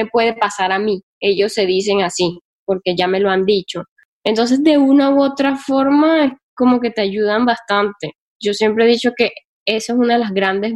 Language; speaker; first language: Spanish; native; Spanish